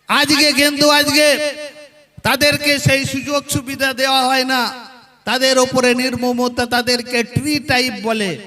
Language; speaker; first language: Bangla; non-native, local second language; Santali